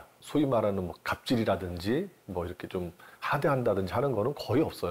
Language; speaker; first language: Korean; native; Korean